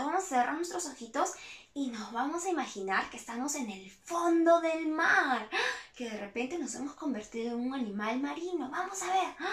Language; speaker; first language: Spanish; native; Spanish